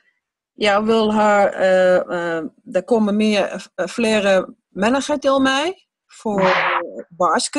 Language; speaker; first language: Swedish; non-native, learner; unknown